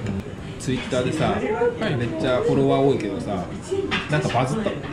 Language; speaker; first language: Japanese; native; Japanese